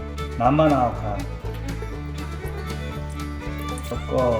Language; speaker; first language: Thai; non-native, learner; Korean